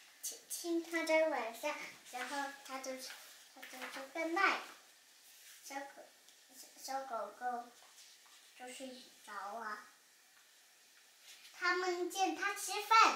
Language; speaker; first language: Chinese; early bilingual, heritage; Chinese